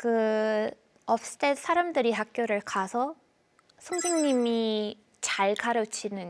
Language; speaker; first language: Korean; non-native, fluent; English